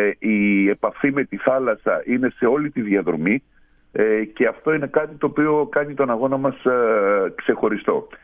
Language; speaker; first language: Greek; native; Greek